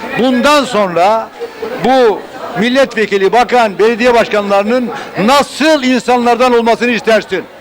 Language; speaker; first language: Turkish; native; Turkish